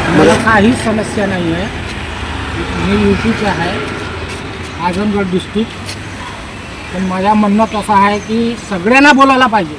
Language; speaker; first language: Marathi; non-native, local second language; Hindi